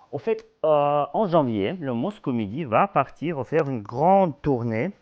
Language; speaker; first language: French; non-native, fluent; Russian